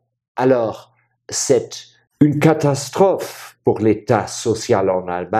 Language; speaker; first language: French; non-native, fluent; German